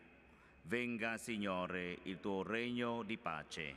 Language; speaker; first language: Italian; native; Italian